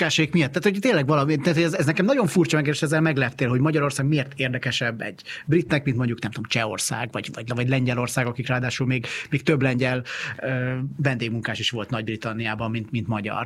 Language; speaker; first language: Hungarian; native; Hungarian